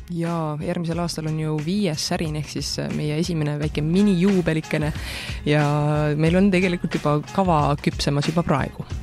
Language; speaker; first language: Estonian; native; Estonian